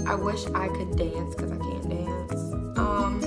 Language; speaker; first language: English; native; English